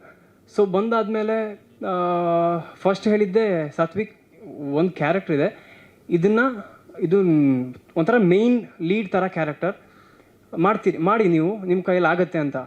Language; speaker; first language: Kannada; non-native, local second language; Tulu